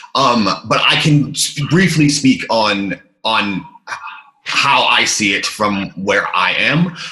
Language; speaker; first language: English; native; English